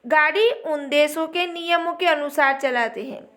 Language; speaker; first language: Hindi; non-native, local second language; Gujarati